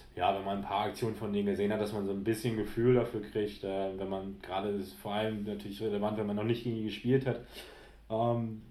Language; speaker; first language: German; native; German